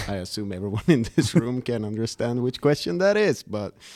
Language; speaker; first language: English; non-native, fluent; Swedish